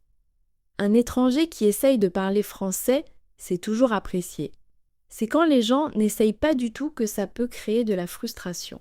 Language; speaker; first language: French; native; French